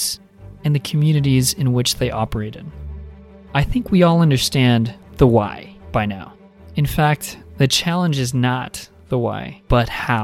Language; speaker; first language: English; non-native, local second language; Filipino